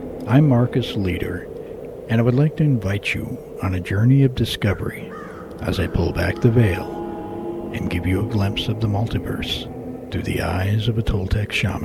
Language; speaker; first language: English; native; English